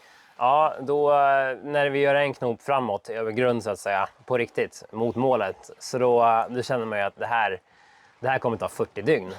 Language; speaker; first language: Swedish; native; Swedish